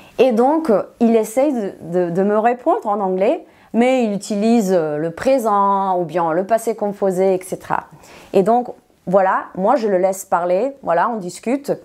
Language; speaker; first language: French; non-native, fluent; Serbian